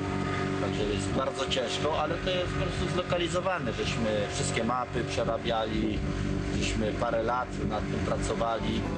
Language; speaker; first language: Polish; native; Polish